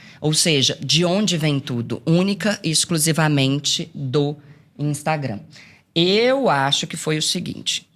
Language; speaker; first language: Portuguese; native; Portuguese